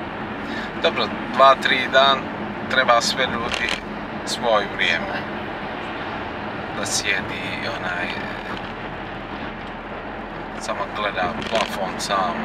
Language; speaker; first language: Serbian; non-native, learner; Turkish